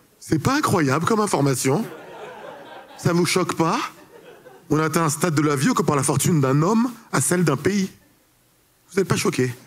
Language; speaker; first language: French; early bilingual, other home language; Haitian Creole